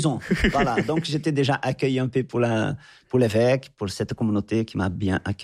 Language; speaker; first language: French; non-native, fluent; Portuguese